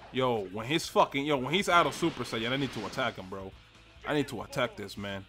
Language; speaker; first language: English; native; English